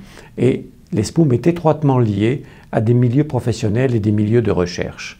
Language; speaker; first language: French; native; French